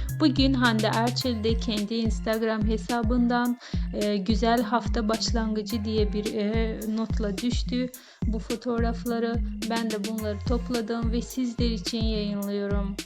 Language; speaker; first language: Turkish; native; Turkish